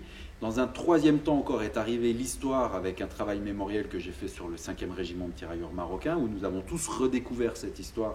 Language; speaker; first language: French; native; French